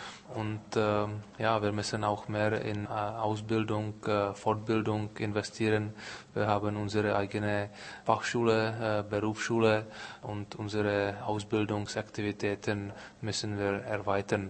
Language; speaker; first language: German; non-native, fluent; Czech